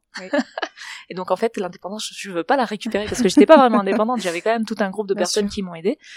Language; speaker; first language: French; non-native, fluent; Spanish